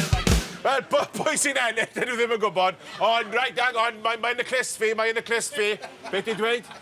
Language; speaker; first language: Welsh; non-native, learner; English